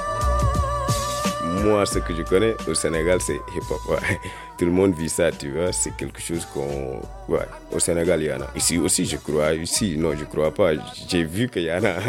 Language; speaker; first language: French; non-native, local second language; Wolof